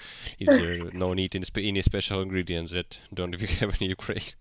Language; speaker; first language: English; non-native, learner; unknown